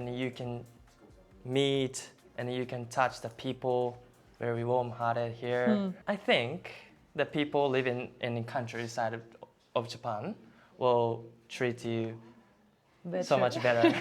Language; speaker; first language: English; non-native, learner; Japanese